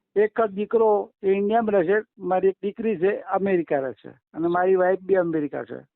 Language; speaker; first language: Gujarati; native; Gujarati